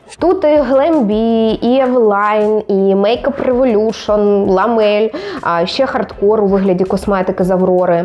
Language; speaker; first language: Ukrainian; non-native, local second language; Russian